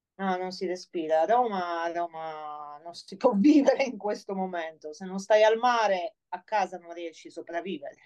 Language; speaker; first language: Italian; non-native, fluent; Polish